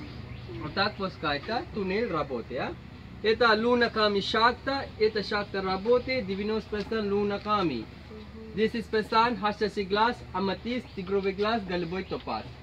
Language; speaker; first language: Russian; non-native, learner; Sinhala